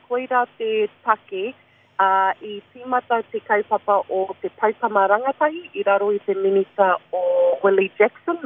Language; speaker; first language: Māori; non-native, local second language; English